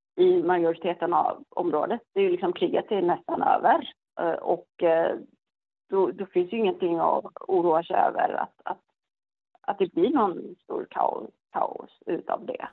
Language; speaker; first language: Swedish; non-native, learner; Tigrinya